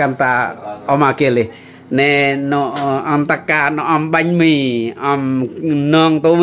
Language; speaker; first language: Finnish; non-native, learner; Vietnamese